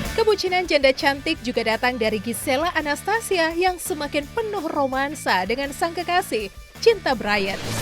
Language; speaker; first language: Indonesian; native; Indonesian